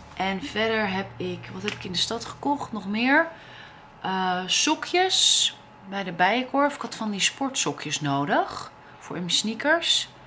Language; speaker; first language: Dutch; native; Dutch